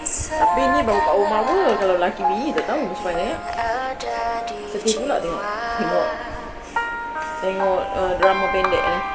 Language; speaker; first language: Malay; native; Malay